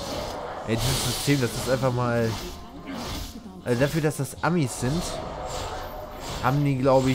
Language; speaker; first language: German; native; German